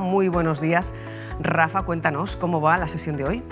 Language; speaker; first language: Spanish; native; Spanish